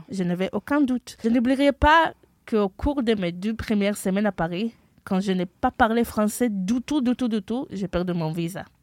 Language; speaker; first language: French; non-native, fluent; Hebrew